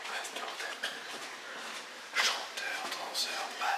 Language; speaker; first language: French; native; French